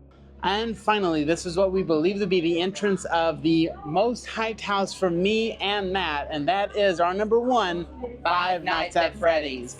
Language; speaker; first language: English; native; English